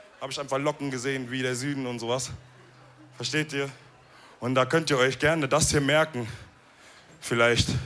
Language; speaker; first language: German; early bilingual, other home language; Wolof